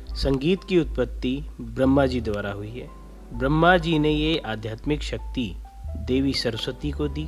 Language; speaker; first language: Hindi; native; Hindi